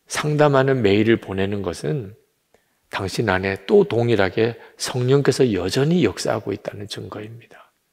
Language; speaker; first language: Korean; native; Korean